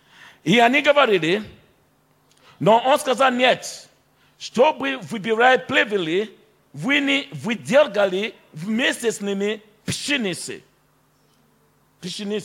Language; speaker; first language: Russian; non-native, fluent; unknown